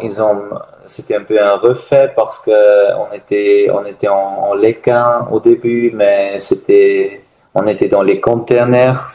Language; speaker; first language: French; non-native, learner; German